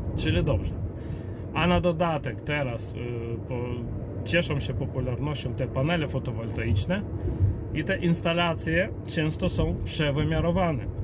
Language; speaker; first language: Polish; native; Polish